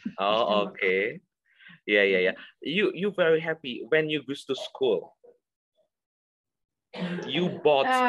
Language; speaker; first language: English; non-native, learner; Indonesian